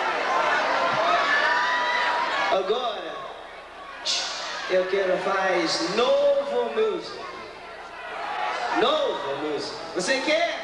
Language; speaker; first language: Portuguese; non-native, learner; English